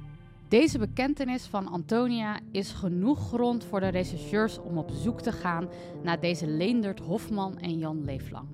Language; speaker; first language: Dutch; native; Dutch